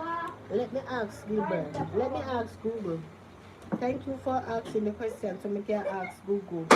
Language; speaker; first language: English; non-native, local second language; Jamaican Creole English